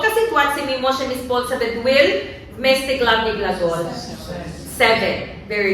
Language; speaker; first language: Russian; non-native, learner; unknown